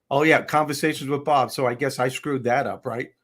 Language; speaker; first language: English; native; English